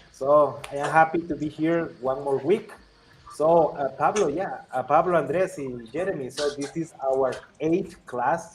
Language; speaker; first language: English; non-native, fluent; Spanish